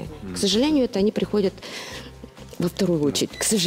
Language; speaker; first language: Russian; native; Russian